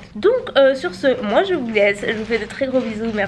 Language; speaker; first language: French; native; French